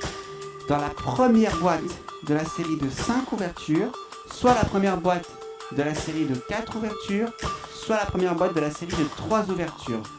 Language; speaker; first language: French; native; French